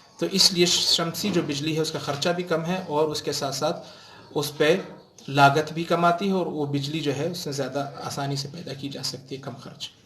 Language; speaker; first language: Urdu; non-native, local second language; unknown